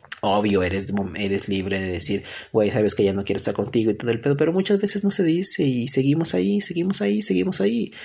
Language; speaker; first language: Spanish; native; Spanish